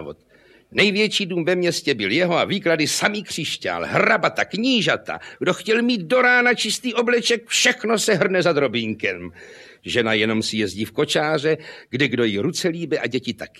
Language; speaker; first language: Czech; native; Czech